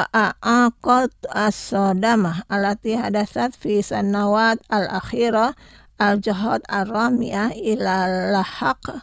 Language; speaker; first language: Arabic; non-native, fluent; Indonesian